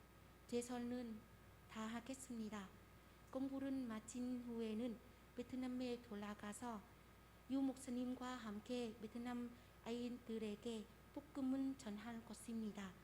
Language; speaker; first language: Korean; non-native, fluent; Vietnamese